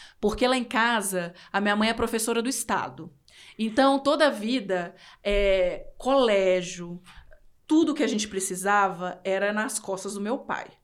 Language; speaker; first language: Portuguese; native; Portuguese